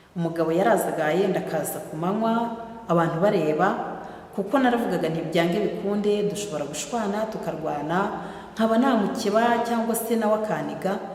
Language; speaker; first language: Kinyarwanda; native; Kinyarwanda